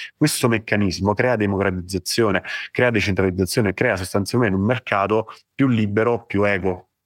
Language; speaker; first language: Italian; native; Italian